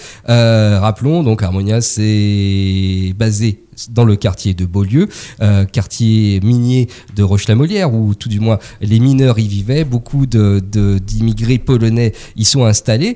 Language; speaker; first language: French; native; French